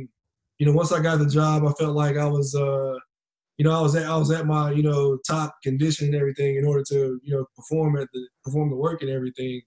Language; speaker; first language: English; native; English